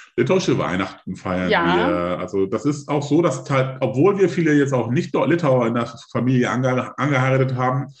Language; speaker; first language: German; early bilingual, other home language; Lithuanian